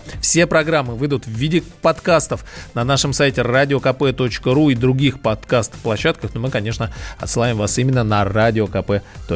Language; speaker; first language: Russian; native; Russian